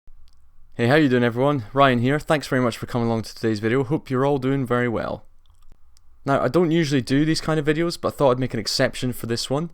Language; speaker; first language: English; native; English